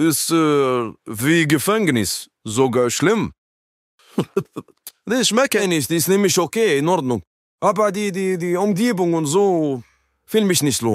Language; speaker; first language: German; non-native, learner; French